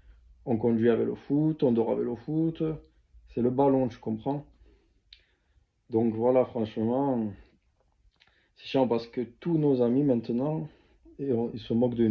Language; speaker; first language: French; native; French